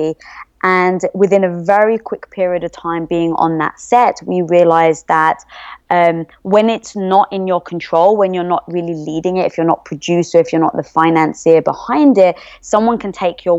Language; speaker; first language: English; native; English